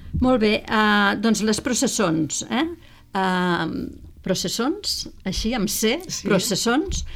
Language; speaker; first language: Catalan; native; Catalan